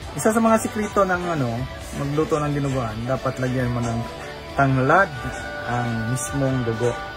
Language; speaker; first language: Filipino; non-native, local second language; Cebuano